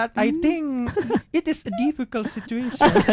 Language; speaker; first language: English; non-native, learner; Indonesian